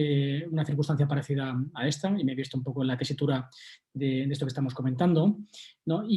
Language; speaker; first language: Spanish; native; Spanish